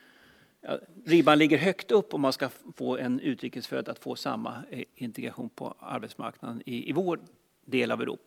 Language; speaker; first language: Swedish; native; Swedish